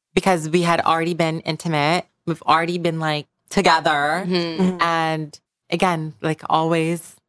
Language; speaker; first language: English; early bilingual, other home language; Bangla